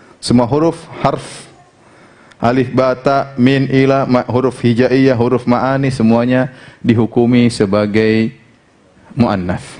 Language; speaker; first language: Indonesian; native; Indonesian